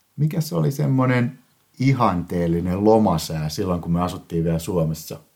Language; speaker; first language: Finnish; native; Finnish